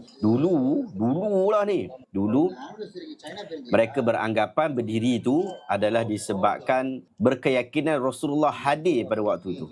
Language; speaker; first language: Malay; native; Malay